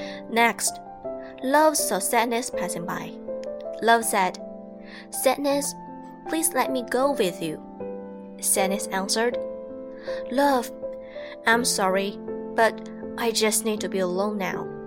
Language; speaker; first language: English; non-native, fluent; Chinese